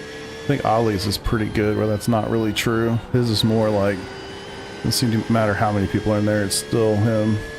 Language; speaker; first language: English; native; English